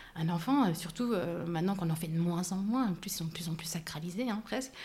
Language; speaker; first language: French; native; French